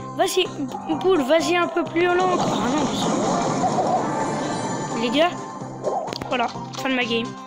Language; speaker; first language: French; native; French